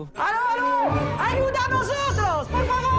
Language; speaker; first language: Spanish; non-native, learner; French